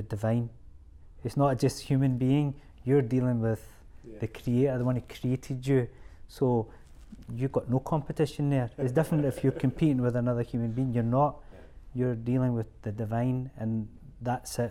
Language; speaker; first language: English; native; English